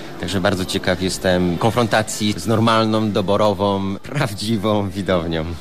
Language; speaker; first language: Polish; native; Polish